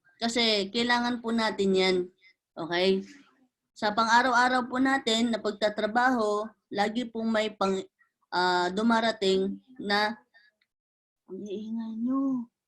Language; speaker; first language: Filipino; native; Filipino